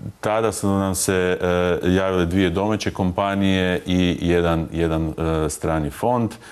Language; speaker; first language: Croatian; native; Croatian